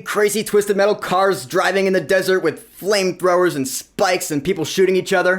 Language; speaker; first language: English; native; English